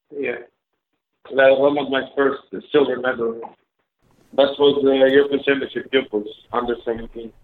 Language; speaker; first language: English; early bilingual, other home language; Albanian